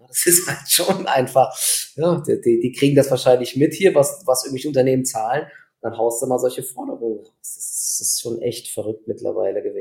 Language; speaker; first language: German; native; German